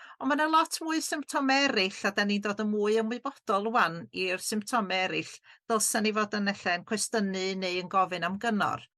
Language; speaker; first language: Welsh; native; Welsh